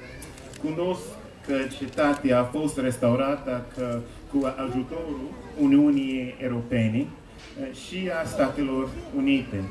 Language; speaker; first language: Romanian; non-native, fluent; English